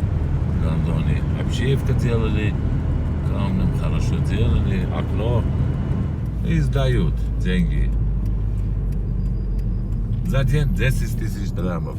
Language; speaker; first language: Russian; non-native, learner; Armenian